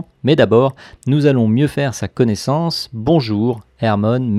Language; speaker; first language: French; native; French